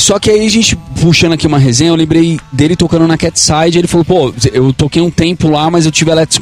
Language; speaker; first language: Portuguese; native; Portuguese